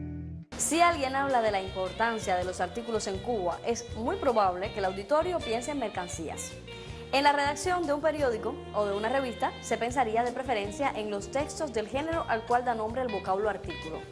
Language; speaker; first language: Spanish; native; Spanish